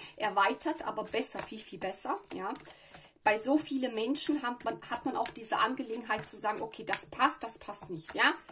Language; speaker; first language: German; non-native, fluent; Italian